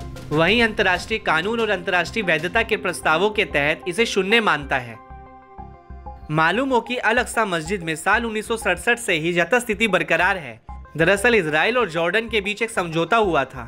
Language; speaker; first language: Hindi; native; Hindi